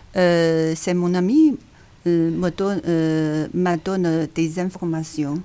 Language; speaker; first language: French; non-native, learner; Chinese